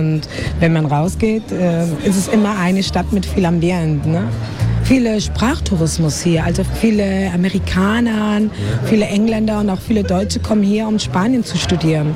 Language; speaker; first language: German; non-native, fluent; Spanish